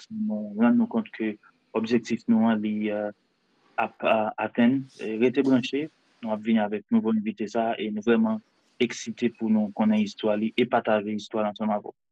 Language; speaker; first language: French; non-native, local second language; Haitian Creole